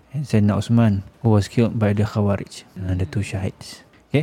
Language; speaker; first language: English; non-native, local second language; Malay